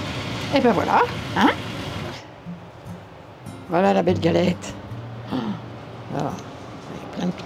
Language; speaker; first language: French; native; French